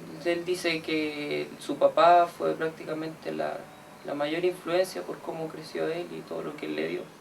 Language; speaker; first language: Spanish; native; Spanish